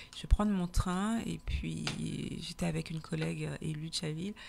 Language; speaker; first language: French; native; French